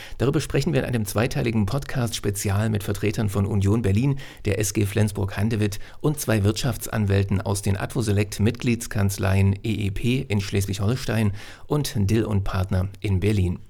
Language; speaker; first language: German; native; German